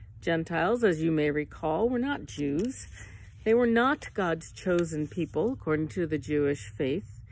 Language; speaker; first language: English; native; English